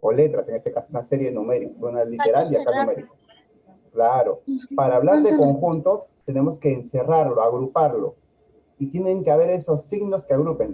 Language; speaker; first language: Spanish; native; Spanish